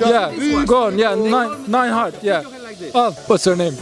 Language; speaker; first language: English; non-native, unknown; Turkish